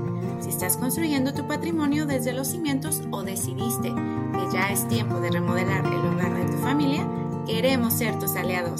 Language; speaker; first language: Spanish; native; Spanish